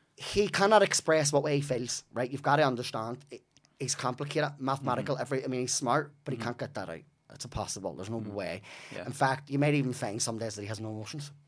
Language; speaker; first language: English; native; English